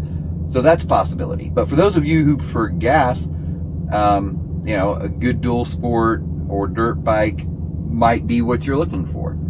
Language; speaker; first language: English; native; English